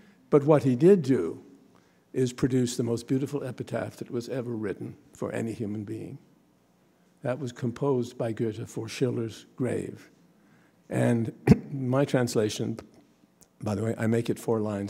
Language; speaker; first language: English; native; English